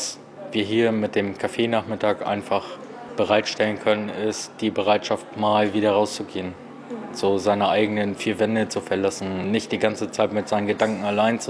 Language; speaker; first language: German; native; German